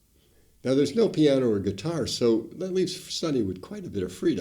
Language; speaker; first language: English; native; English